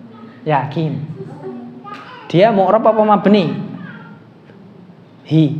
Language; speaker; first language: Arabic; non-native, fluent; Indonesian